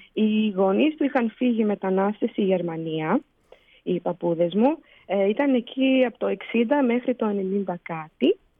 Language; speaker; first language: Greek; early bilingual, heritage; Greek